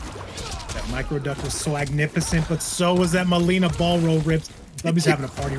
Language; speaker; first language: English; native; English